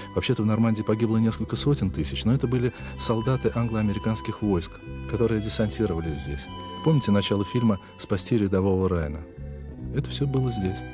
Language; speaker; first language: Russian; native; Russian